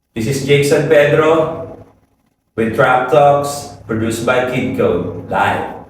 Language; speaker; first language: English; non-native, local second language; Filipino